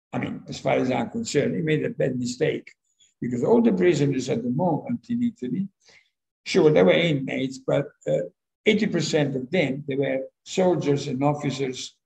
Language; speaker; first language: English; non-native, fluent; Italian